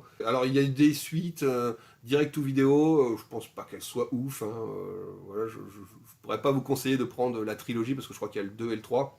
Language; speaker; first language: French; native; French